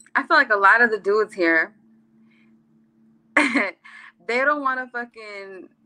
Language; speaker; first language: English; early bilingual, other home language; Arabic